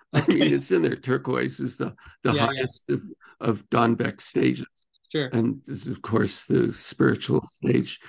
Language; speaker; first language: English; native; English